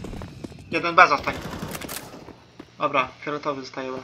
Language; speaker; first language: Polish; native; Polish